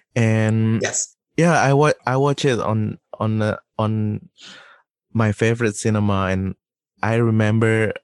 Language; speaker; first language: English; non-native, fluent; Indonesian